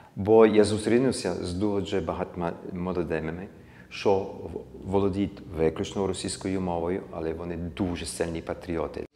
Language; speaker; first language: Ukrainian; early bilingual, heritage; Ukrainian